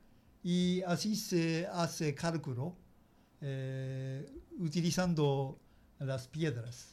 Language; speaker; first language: Spanish; non-native, learner; Japanese